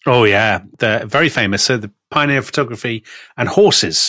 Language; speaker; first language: English; native; English